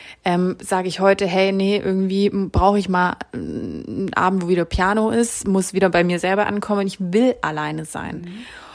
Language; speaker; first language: German; native; German